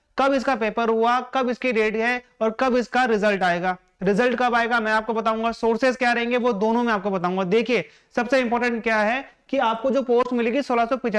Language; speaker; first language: Hindi; native; Hindi